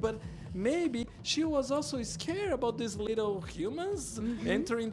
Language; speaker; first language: English; non-native, fluent; Portuguese